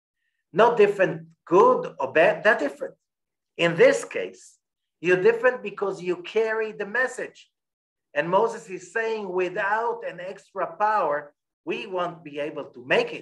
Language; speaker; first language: English; non-native, fluent; Hebrew